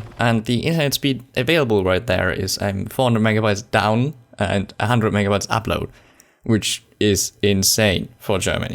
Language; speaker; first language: English; non-native, fluent; German